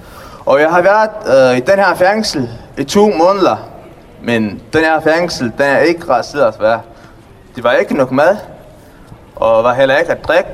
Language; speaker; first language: Danish; non-native, learner; Tigrinya